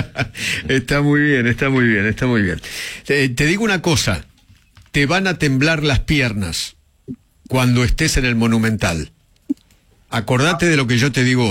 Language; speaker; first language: Spanish; native; Spanish